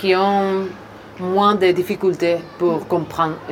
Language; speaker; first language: French; non-native, learner; Spanish